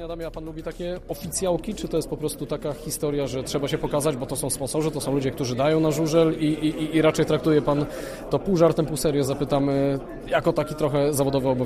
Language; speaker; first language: Polish; native; Polish